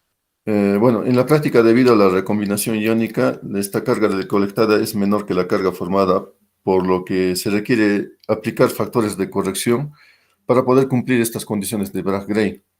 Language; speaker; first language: Spanish; native; Spanish